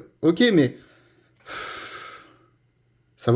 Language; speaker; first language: French; native; French